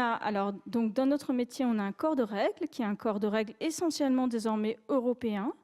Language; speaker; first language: French; native; French